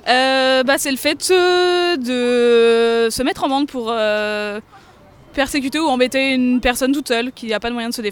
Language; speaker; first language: French; native; French